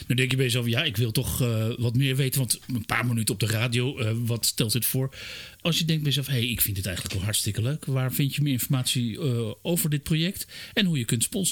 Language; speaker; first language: Dutch; native; Dutch